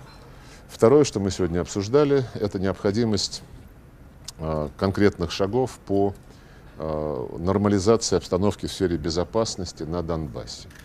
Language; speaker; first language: Russian; native; Russian